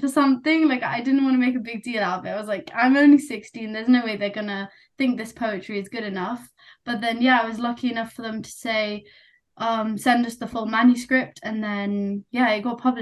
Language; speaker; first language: English; non-native, local second language; Nepali